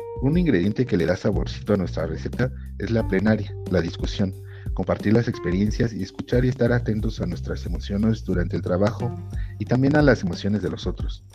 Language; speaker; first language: Spanish; native; Spanish